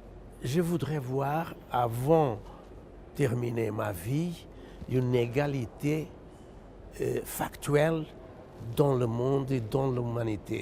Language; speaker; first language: French; non-native, fluent; Portuguese